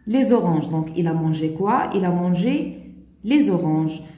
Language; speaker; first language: French; non-native, local second language; Arabic